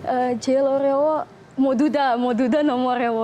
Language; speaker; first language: Korean; non-native, learner; Indonesian